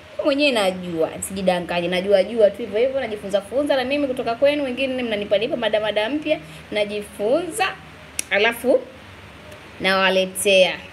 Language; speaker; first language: Swahili; native; Swahili